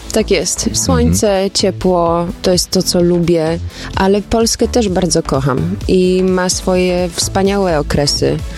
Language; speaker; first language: Polish; early bilingual, heritage; Polish